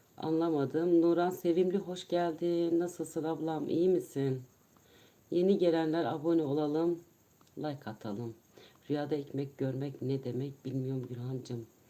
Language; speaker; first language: Turkish; native; Turkish